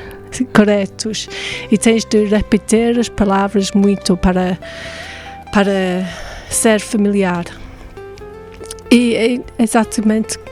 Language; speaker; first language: Portuguese; non-native, fluent; English